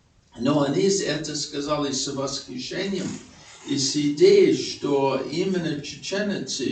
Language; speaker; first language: Russian; non-native, fluent; English